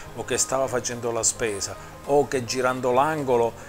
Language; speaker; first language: Italian; native; Italian